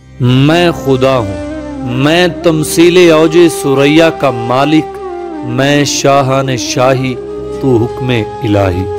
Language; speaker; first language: Urdu; non-native, local second language; Punjabi